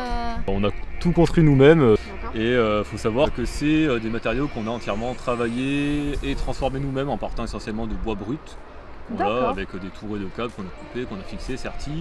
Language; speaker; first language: French; native; French